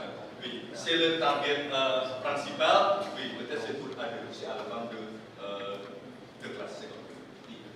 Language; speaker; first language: French; non-native, learner; Indonesian